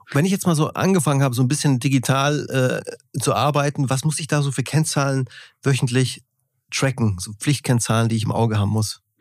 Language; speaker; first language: German; native; German